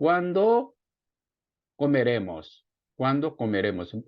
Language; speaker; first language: Spanish; non-native, fluent; Korean